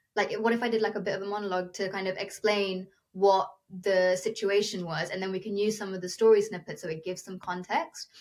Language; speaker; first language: English; non-native, local second language; Telugu